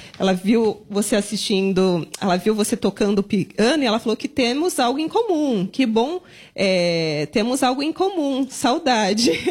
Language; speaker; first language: Portuguese; native; Portuguese